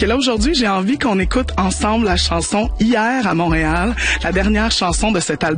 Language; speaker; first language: French; native; French